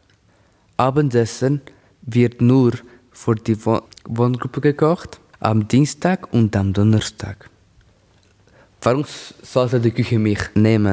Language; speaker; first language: German; non-native, learner; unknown